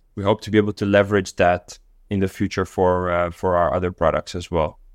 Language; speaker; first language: English; non-native, local second language; Dutch